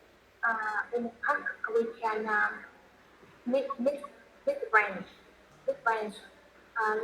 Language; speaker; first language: English; non-native, learner; Vietnamese